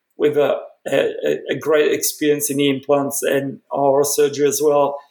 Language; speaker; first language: English; non-native, fluent; Italian